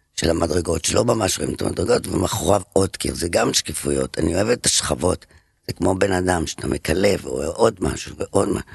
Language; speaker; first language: Hebrew; non-native, fluent; French